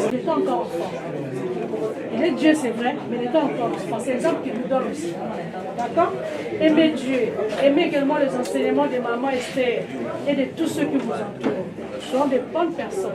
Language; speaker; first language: French; non-native, local second language; Lingala